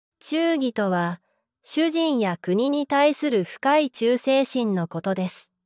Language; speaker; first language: Japanese; native; Japanese